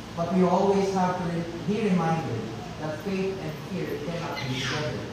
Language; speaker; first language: English; non-native, local second language; Filipino